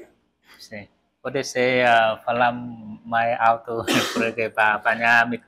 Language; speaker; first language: Portuguese; non-native, learner; Vietnamese